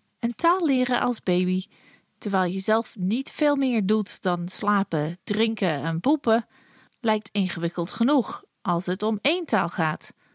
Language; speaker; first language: Dutch; non-native, fluent; English